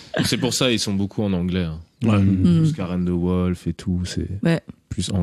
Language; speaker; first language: French; native; French